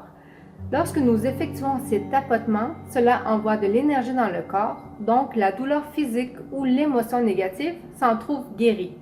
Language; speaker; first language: French; native; French